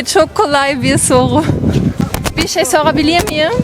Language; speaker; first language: Turkish; non-native, learner; English